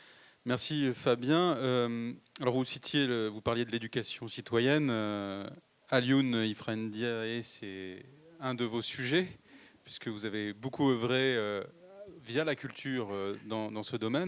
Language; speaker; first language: French; native; French